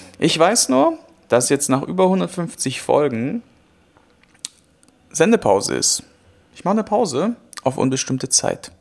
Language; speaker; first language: German; native; German